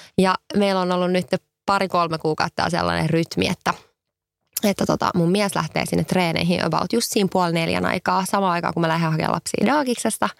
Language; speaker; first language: Finnish; native; Finnish